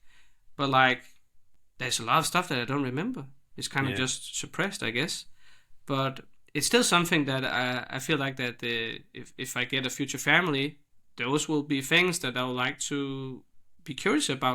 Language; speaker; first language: English; non-native, fluent; Danish